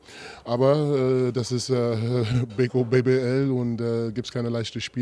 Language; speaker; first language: German; non-native, fluent; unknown